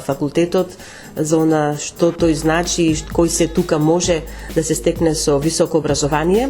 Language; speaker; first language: Macedonian; native; Macedonian